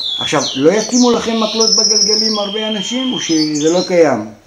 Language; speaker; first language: Hebrew; non-native, local second language; Arabic